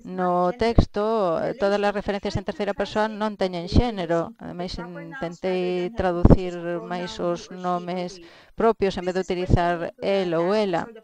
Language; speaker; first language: Galician; non-native, fluent; Filipino